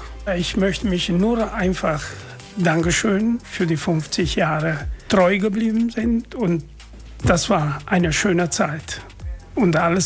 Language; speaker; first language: German; non-native, fluent; Italian